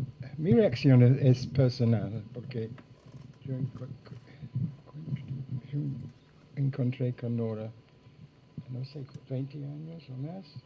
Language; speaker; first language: Spanish; non-native, fluent; English